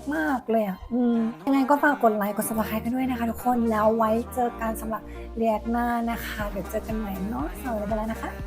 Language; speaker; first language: Thai; native; Thai